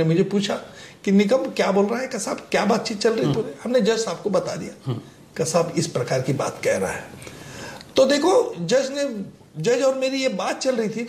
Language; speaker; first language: Hindi; non-native, local second language; Marathi